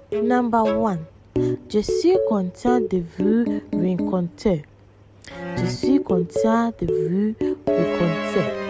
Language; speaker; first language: French; non-native, learner; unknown